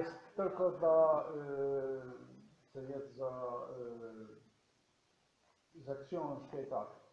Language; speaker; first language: Polish; non-native, learner; Slovenian